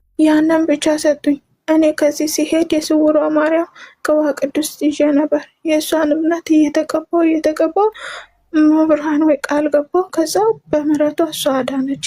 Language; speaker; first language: Amharic; native; Amharic